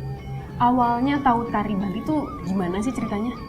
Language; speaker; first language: Indonesian; native; Indonesian